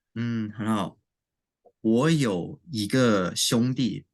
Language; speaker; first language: Chinese; non-native, learner; English